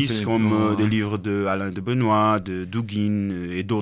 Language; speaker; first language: French; non-native, fluent; Portuguese